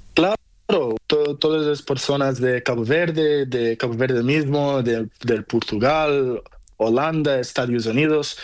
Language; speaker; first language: Spanish; non-native, learner; Portuguese